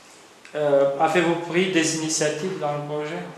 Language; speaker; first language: French; non-native, fluent; Romanian